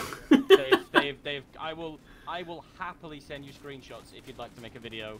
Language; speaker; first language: English; native; English